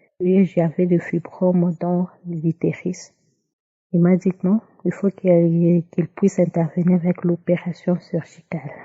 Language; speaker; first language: French; non-native, local second language; Lingala